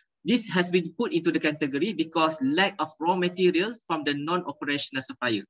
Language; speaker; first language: English; non-native, local second language; Malay